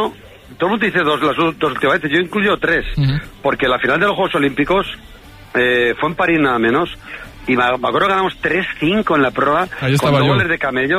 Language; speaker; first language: Spanish; native; Spanish